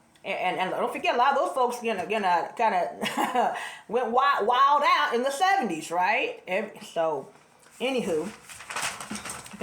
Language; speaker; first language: English; native; English